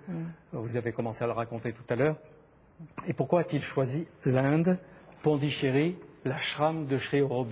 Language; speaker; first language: French; native; French